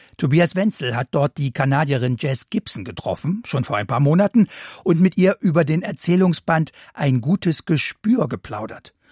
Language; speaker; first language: German; native; German